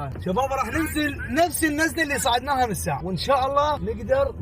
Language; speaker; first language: Arabic; native; Arabic